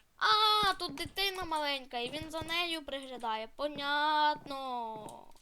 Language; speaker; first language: Ukrainian; native; Ukrainian